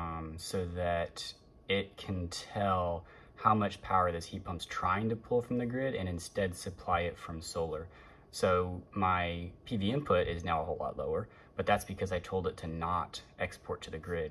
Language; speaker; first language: English; native; English